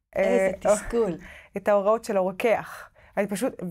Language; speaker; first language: Hebrew; non-native, fluent; French